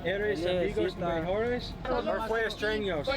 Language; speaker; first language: Spanish; non-native, learner; English